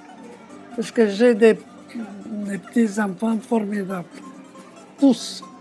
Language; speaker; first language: French; non-native, fluent; Romanian